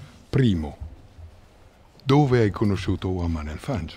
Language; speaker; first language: Italian; native; Italian